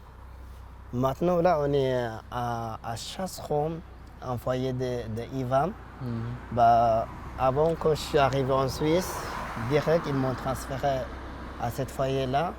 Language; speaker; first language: French; non-native, fluent; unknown